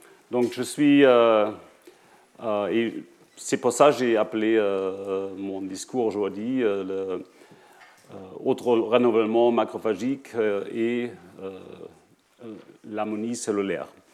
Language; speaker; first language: French; non-native, fluent; German